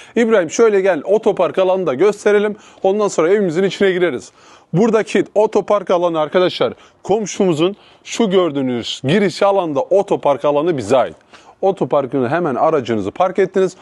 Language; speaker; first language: Turkish; native; Turkish